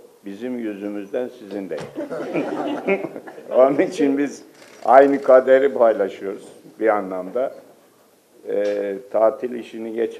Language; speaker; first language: Turkish; native; Turkish